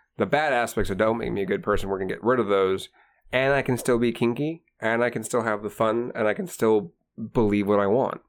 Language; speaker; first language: English; native; English